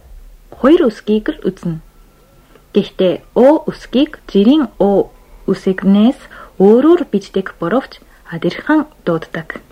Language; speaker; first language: Mongolian; non-native, fluent; Japanese